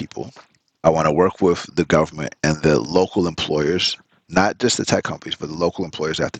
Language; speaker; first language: English; early bilingual, other home language; Spanish